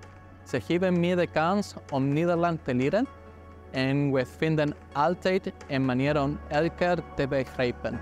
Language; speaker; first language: Dutch; non-native, learner; Spanish